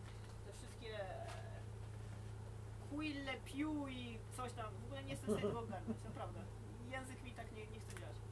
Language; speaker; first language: Polish; native; Polish